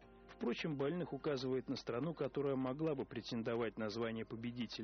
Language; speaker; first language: Russian; native; Russian